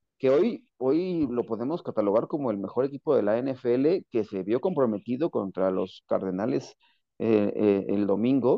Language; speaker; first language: Spanish; native; Spanish